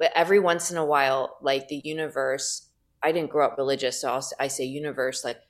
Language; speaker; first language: English; native; English